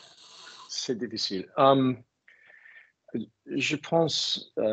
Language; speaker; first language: French; non-native, learner; English